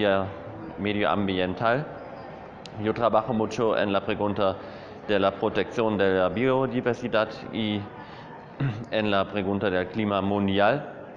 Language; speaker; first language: Spanish; non-native, fluent; German